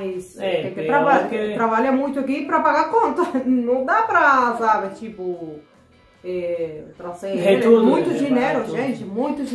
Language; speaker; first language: Portuguese; non-native, fluent; Spanish